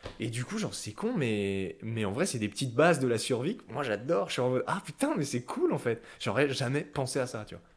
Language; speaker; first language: French; native; French